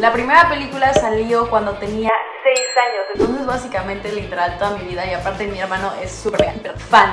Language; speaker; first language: Spanish; native; Spanish